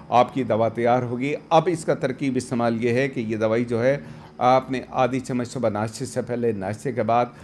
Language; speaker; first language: Urdu; native; Urdu